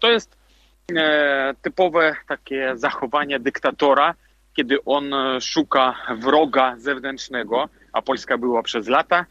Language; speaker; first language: Polish; non-native, fluent; Belarusian